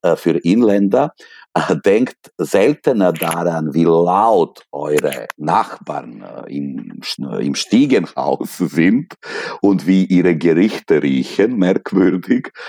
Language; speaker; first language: German; non-native, fluent; Serbian